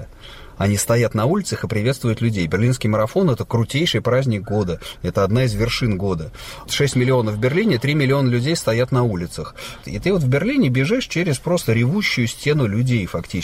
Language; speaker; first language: Russian; native; Russian